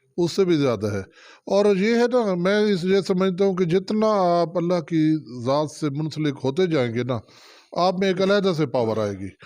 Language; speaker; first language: Urdu; non-native, local second language; Saraiki